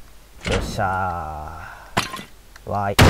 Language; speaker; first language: Japanese; native; Japanese